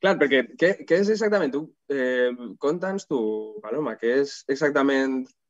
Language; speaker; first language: Spanish; non-native, local second language; Catalan